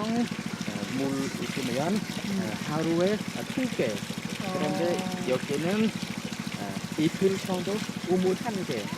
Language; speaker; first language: Korean; non-native, learner; Khmer